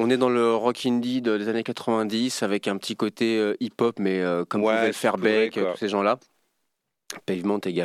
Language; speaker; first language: French; native; French